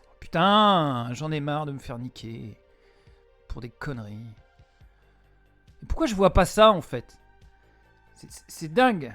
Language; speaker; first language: French; native; French